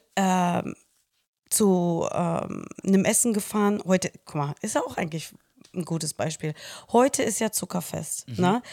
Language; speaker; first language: German; early bilingual, other home language; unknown